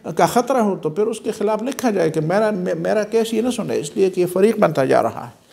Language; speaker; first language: Urdu; non-native, local second language; Pashto